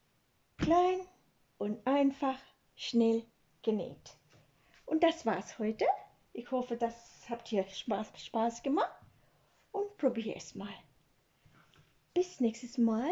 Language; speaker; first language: German; non-native, learner; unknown